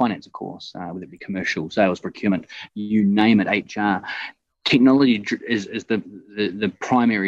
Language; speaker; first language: English; native; English